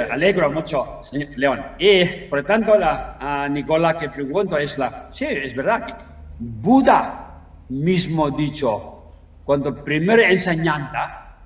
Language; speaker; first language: Spanish; non-native, learner; Tibetan